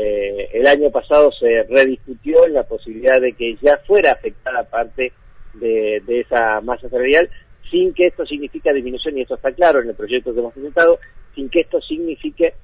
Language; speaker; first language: Spanish; native; Spanish